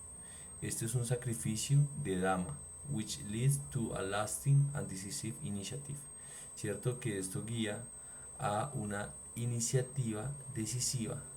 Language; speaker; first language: Spanish; native; Spanish